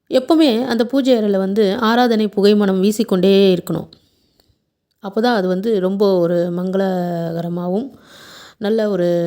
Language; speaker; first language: Tamil; non-native, local second language; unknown